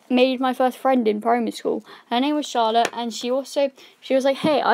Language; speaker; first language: English; native; English